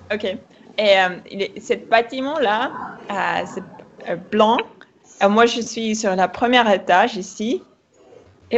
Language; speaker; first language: French; non-native, fluent; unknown